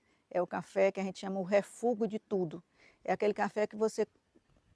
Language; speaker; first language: Portuguese; native; Portuguese